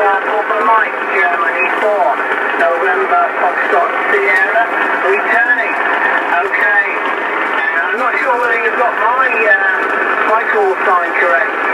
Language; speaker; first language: English; non-native, learner; Italian